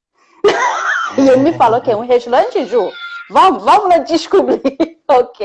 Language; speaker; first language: Portuguese; non-native, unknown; Chinese